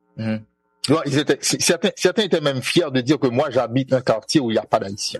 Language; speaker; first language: French; non-native, local second language; Haitian Creole